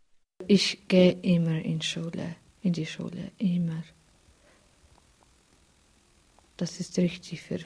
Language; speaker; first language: German; non-native, learner; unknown